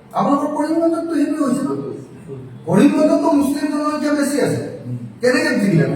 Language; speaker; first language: Assamese; native; Assamese